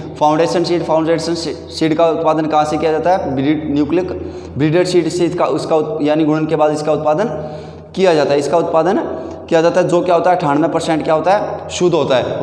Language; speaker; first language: Hindi; native; Hindi